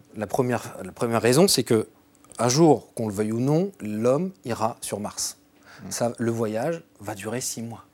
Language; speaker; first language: French; native; French